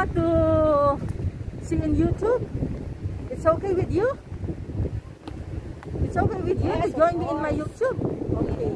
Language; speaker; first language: English; non-native, local second language; Filipino